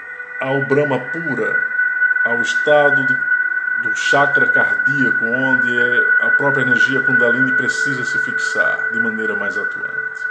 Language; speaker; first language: Portuguese; native; Portuguese